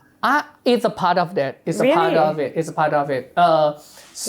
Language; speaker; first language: English; non-native, learner; Thai